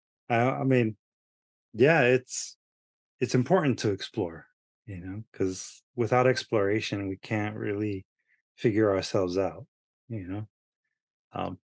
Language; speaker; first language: English; early bilingual, other home language; Spanish